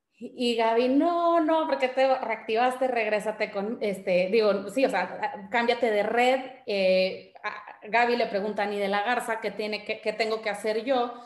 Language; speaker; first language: Spanish; native; Spanish